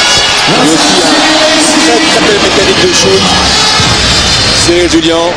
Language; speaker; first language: French; native; French